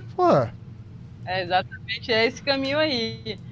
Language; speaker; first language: Portuguese; native; Portuguese